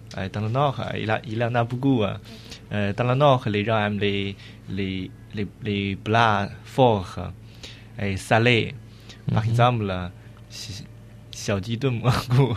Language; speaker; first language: French; non-native, learner; Chinese